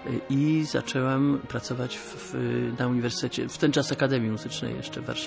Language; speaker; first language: Polish; native; Polish